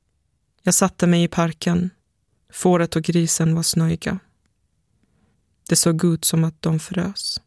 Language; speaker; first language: Swedish; early bilingual, other home language; Persian